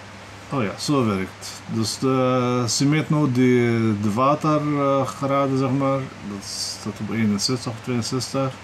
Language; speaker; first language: Dutch; non-native, learner; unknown